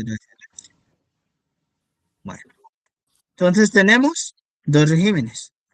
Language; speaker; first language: Spanish; native; Spanish